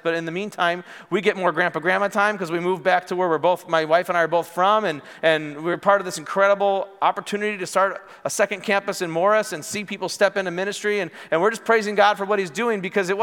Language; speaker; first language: English; native; English